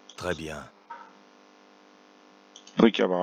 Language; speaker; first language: French; native; French